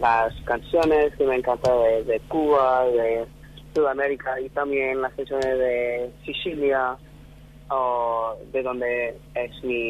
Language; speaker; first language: Spanish; non-native, fluent; English